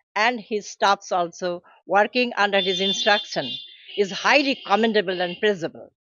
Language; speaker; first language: English; non-native, local second language; Bangla